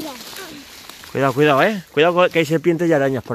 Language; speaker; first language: Spanish; native; Spanish